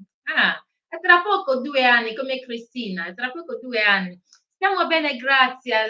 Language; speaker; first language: Italian; non-native, learner; Igbo